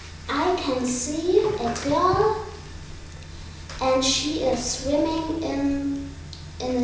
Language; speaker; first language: English; non-native, learner; German